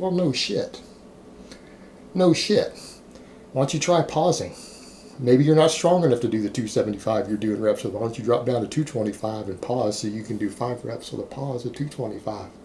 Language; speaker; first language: English; native; English